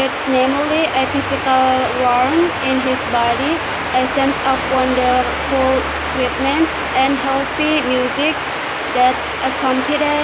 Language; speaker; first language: English; non-native, learner; Indonesian